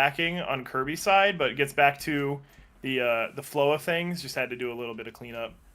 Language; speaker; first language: English; native; English